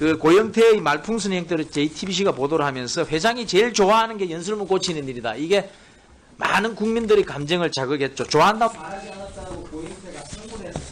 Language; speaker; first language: Korean; native; Korean